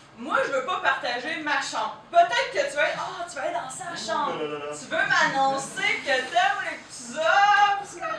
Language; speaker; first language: French; native; French